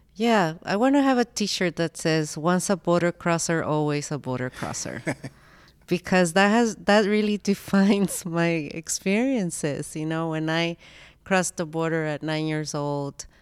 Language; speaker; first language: English; early bilingual, other home language; Spanish